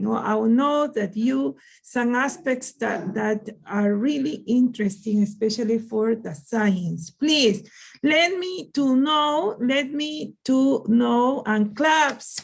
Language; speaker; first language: English; non-native, learner; Spanish